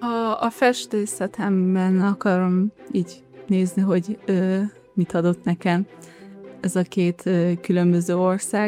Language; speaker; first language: Hungarian; early bilingual, heritage; Hungarian